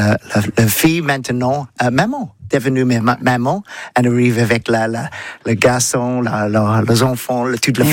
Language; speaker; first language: French; non-native, learner; English